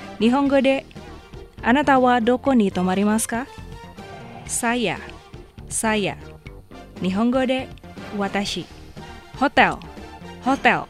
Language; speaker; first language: Japanese; non-native, fluent; Indonesian